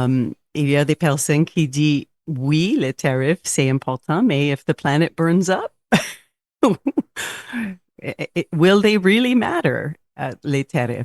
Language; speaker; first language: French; non-native, local second language; English